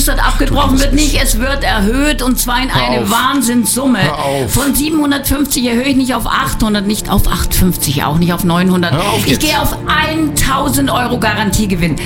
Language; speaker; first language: German; native; German